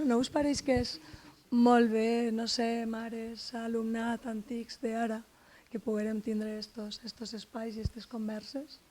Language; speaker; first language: Catalan; native; Catalan